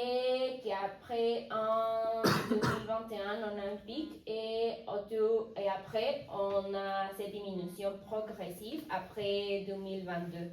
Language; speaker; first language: French; non-native, learner; Spanish